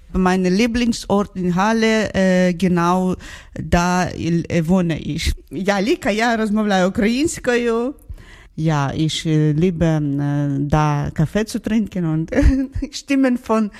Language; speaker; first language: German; non-native, learner; Ukrainian